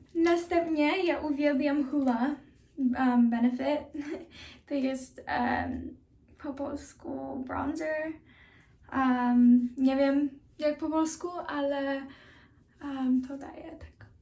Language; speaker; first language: Polish; early bilingual, heritage; Polish